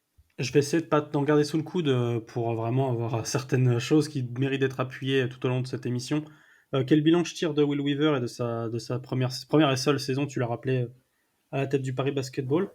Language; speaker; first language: French; native; French